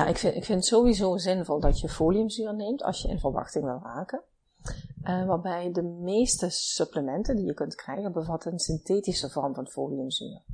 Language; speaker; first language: Dutch; native; Dutch